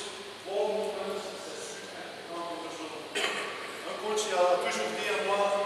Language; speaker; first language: French; non-native, local second language; Dutch